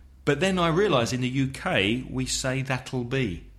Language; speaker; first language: English; native; English